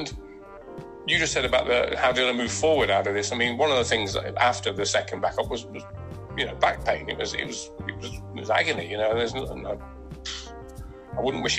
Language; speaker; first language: English; native; English